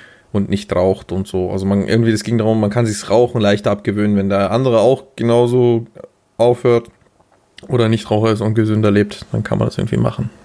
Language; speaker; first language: German; native; German